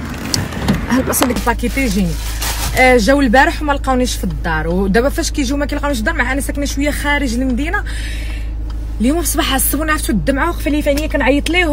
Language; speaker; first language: Arabic; native; Arabic